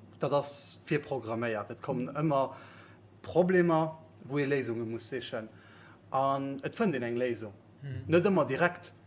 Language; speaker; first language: Luxembourgish; native; Luxembourgish